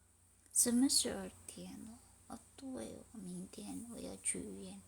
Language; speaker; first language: Chinese; non-native, learner; Indonesian